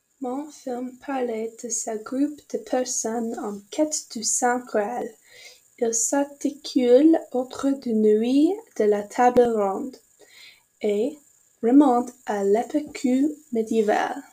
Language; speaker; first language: French; non-native, learner; English